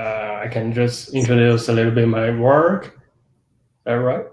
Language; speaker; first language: English; non-native, fluent; Chinese